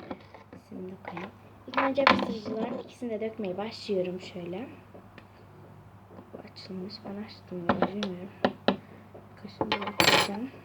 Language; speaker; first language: Turkish; native; Turkish